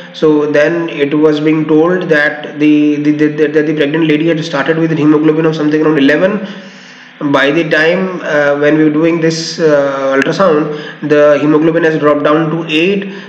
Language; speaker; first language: English; non-native, local second language; Hindi